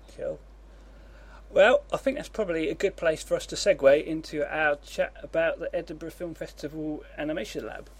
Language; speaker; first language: English; native; English